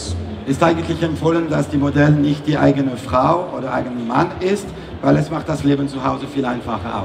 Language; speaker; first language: German; non-native, fluent; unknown